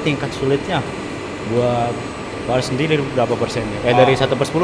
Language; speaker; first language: Indonesian; native; Indonesian